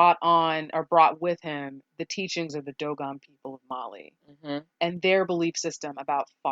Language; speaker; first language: English; native; English